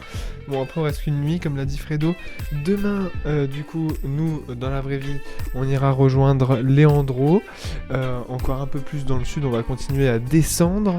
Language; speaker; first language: French; native; French